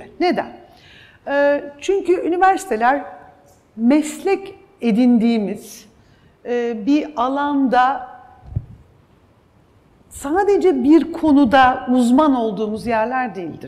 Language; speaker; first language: Turkish; native; Turkish